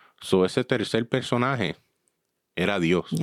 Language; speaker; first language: Spanish; early bilingual, heritage; Spanish